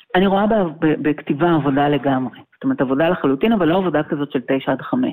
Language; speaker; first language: Hebrew; native; Hebrew